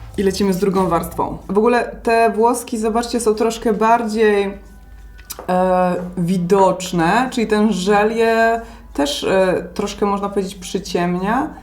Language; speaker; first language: Polish; native; Polish